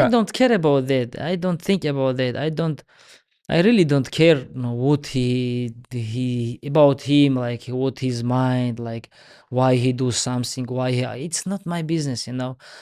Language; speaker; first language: English; non-native, learner; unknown